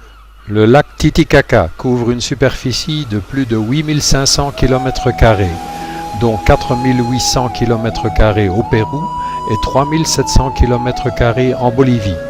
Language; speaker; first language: French; native; French